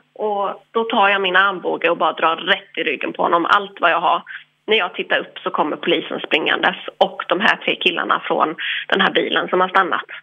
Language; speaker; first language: Swedish; early bilingual, other home language; English